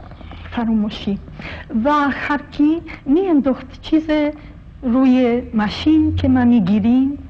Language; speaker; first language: Persian; non-native, fluent; Polish